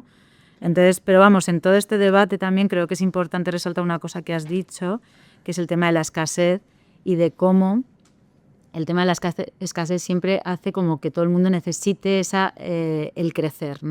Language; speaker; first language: Spanish; native; Spanish